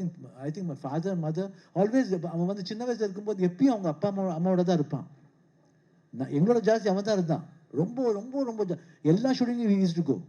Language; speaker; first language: Tamil; non-native, local second language; Kannada